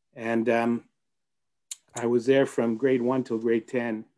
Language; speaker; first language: English; native; English